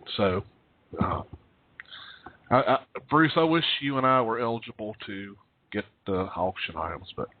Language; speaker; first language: English; native; English